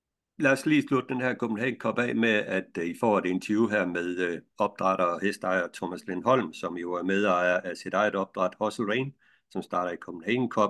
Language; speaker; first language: Danish; native; Danish